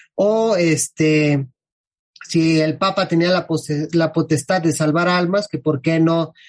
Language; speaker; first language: Spanish; native; Spanish